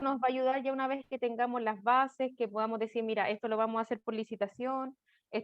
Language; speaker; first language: Spanish; native; Spanish